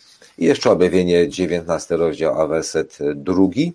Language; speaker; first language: Polish; native; Polish